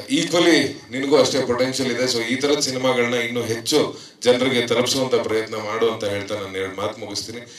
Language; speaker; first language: Kannada; native; Kannada